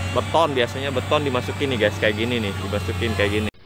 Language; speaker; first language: Indonesian; native; Indonesian